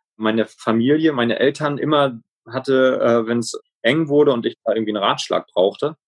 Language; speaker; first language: German; native; German